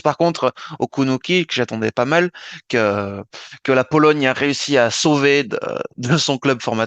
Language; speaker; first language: French; native; French